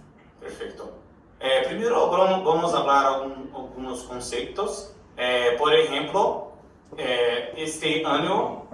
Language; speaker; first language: Spanish; non-native, learner; Portuguese